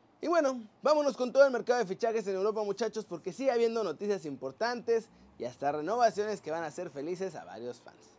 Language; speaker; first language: Spanish; native; Spanish